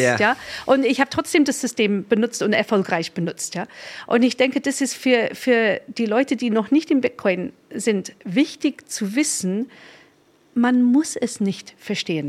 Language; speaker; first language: German; non-native, fluent; English